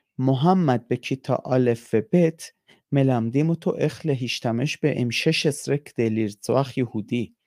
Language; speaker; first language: Hebrew; non-native, fluent; Persian